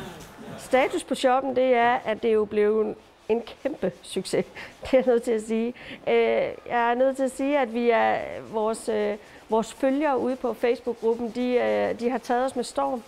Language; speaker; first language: Danish; native; Danish